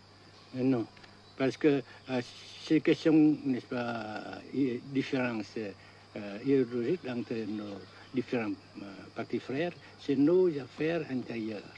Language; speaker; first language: French; non-native, fluent; Vietnamese